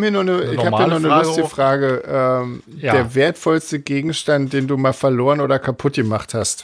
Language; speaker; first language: German; native; German